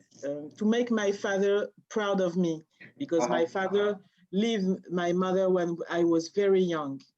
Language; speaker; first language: English; non-native, learner; French